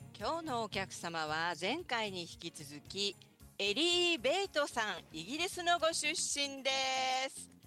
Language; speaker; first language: Japanese; native; Japanese